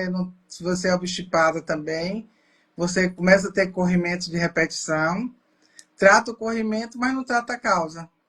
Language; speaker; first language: Portuguese; native; Portuguese